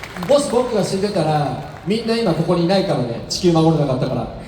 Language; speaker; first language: Japanese; native; Japanese